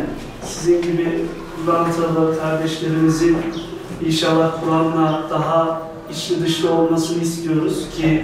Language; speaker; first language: Turkish; native; Turkish